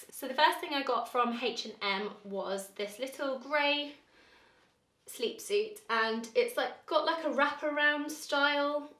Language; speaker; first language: English; native; English